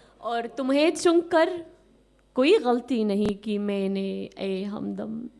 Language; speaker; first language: Urdu; non-native, fluent; Arabic